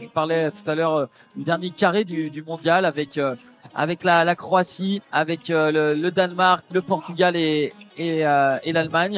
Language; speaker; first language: French; native; French